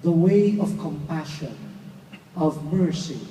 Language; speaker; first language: English; non-native, local second language; Filipino